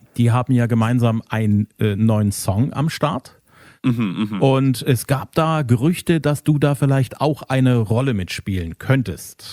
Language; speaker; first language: German; native; German